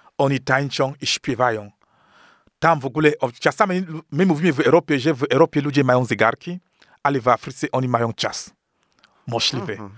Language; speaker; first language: Polish; non-native, fluent; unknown